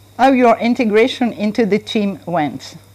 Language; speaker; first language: English; non-native, learner; French